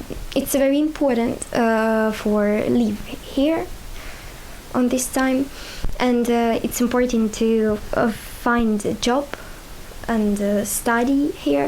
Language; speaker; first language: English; non-native, learner; Ukrainian